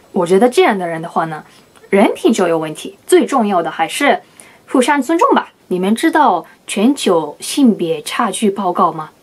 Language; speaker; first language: Chinese; non-native, fluent; Japanese